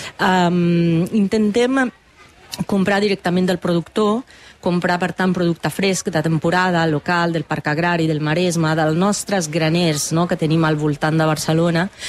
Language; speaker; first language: Catalan; non-native, fluent; Italian